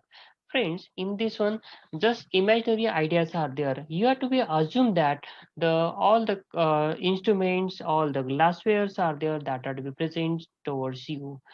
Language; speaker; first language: English; non-native, local second language; Marathi